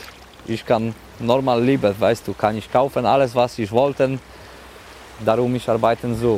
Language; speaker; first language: German; non-native, learner; Polish